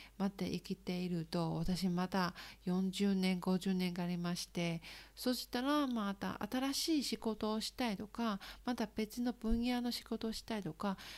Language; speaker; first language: Japanese; non-native, learner; Chinese